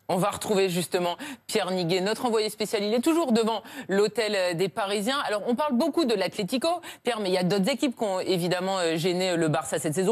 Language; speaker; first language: French; native; French